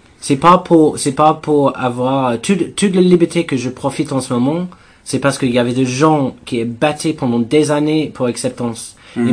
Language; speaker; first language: French; non-native, learner; English